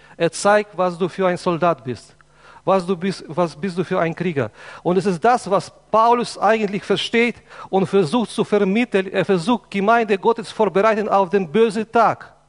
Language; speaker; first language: German; non-native, fluent; Russian